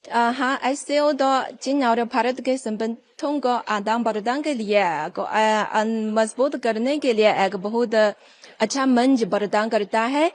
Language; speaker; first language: Hindi; non-native, fluent; Chinese